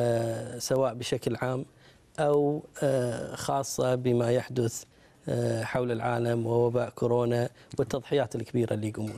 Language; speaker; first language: Arabic; native; Arabic